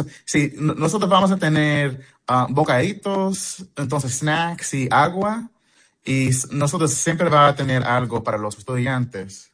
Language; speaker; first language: Spanish; early bilingual, heritage; English